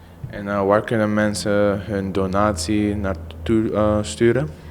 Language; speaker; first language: Dutch; non-native, local second language; Papiamento